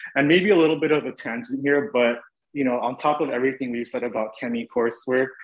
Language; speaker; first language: English; native; English